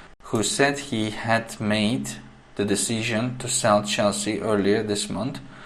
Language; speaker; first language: English; non-native, fluent; Turkish